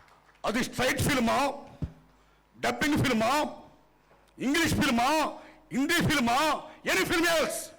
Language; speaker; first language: Telugu; native; Telugu